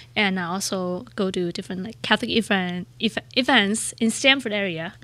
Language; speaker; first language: English; non-native, local second language; Cantonese